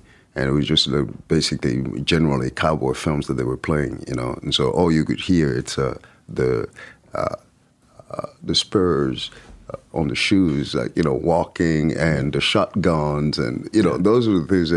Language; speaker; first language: English; non-native, fluent; French